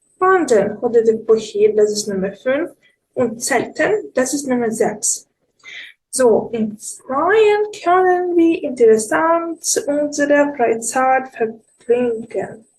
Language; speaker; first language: German; non-native, learner; Ukrainian